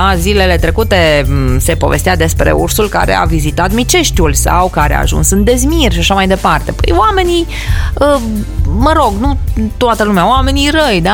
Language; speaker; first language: Romanian; native; Romanian